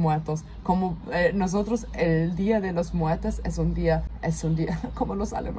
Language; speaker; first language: Spanish; non-native, fluent; German